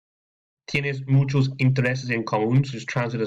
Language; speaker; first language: Spanish; non-native, fluent; English